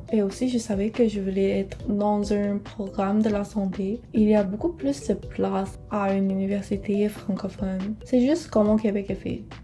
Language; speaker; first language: French; non-native, fluent; Korean